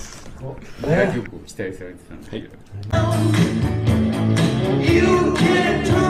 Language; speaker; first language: Japanese; native; Japanese